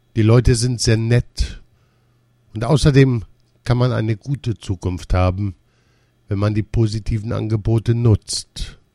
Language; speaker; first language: German; non-native, fluent; Persian